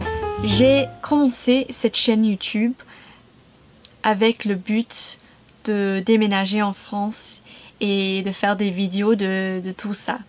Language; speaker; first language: French; non-native, fluent; English